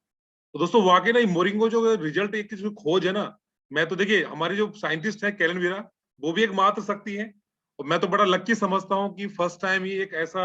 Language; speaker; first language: Hindi; native; Hindi